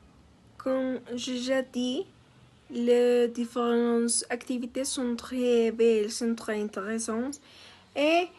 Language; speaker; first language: French; non-native, learner; Spanish